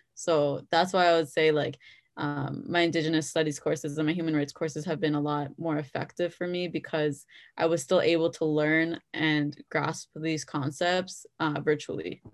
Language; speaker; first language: English; native; English